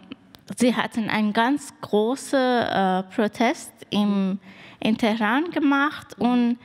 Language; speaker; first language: German; non-native, learner; Persian